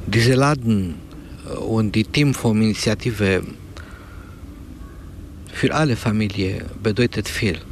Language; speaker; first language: German; non-native, learner; Romanian